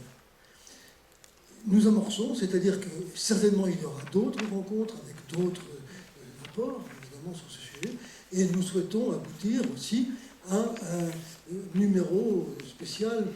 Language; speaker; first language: French; native; French